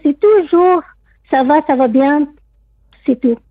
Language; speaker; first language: French; non-native, learner; Arabic